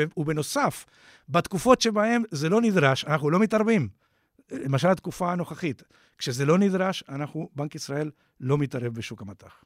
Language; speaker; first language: Hebrew; non-native, fluent; Spanish